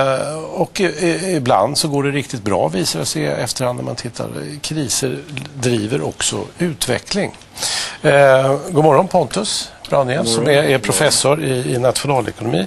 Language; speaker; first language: Swedish; native; Swedish